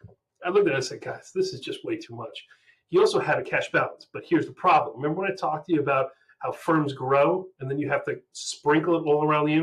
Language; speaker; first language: English; native; English